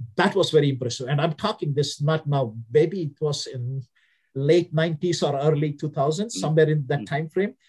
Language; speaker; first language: English; non-native, local second language; Telugu